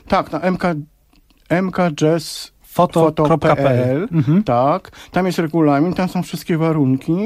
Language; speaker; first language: Polish; native; Polish